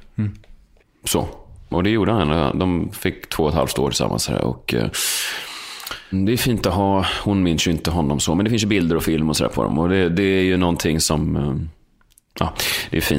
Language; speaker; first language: Swedish; native; Swedish